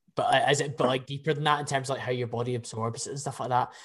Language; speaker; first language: English; native; English